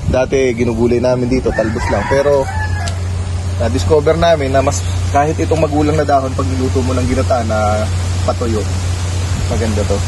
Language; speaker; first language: Filipino; native; Filipino